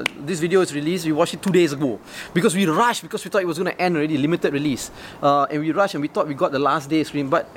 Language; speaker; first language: English; non-native, local second language; Malay